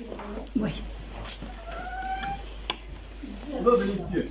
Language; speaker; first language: Russian; non-native, learner; Serbian